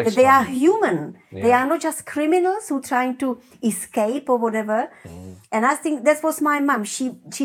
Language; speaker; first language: English; non-native, fluent; Czech